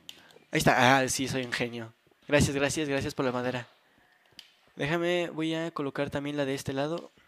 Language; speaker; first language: Spanish; native; Spanish